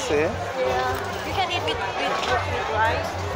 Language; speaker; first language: English; non-native, learner; Lao